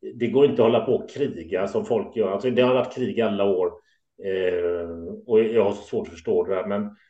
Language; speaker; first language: Swedish; native; Swedish